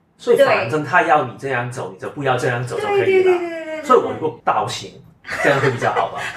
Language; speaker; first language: Chinese; non-native, local second language; Cantonese